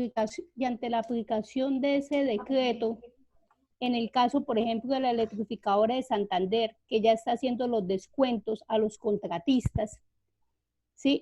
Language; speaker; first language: Spanish; native; Spanish